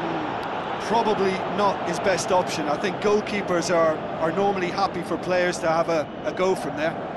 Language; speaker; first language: English; native; English